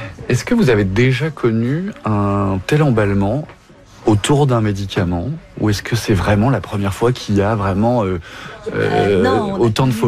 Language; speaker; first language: French; native; French